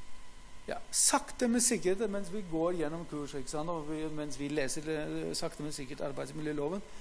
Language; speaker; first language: Norwegian; non-native, fluent; Greek